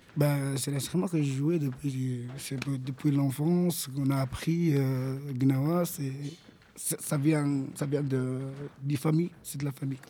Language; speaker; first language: French; non-native, local second language; Arabic